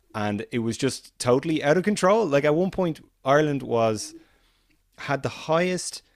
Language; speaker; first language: English; native; English